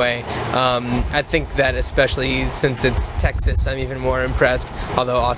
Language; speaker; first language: English; native; English